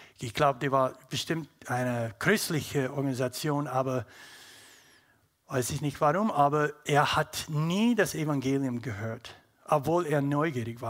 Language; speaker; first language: German; non-native, learner; English